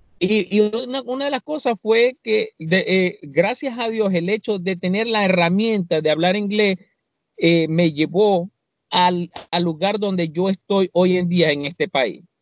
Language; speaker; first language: Spanish; native; Spanish